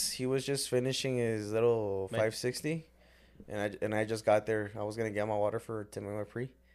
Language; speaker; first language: English; early bilingual, other home language; Spanish